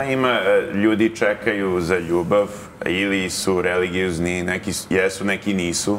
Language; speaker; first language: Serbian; early bilingual, heritage; Serbian